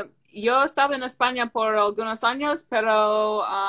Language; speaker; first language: Spanish; non-native, learner; English